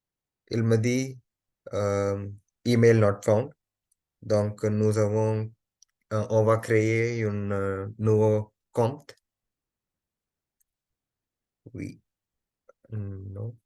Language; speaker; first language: French; non-native, learner; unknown